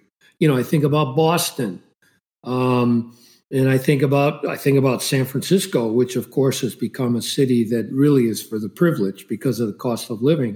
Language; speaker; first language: English; native; English